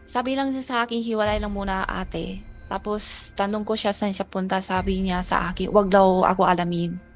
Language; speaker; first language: Filipino; non-native, learner; Chinese